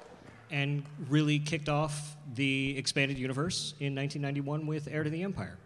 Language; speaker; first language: English; native; English